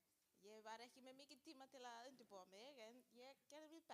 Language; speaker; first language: Icelandic; non-native, learner; Spanish